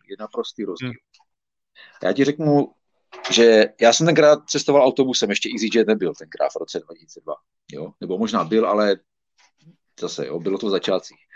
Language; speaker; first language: Czech; native; Czech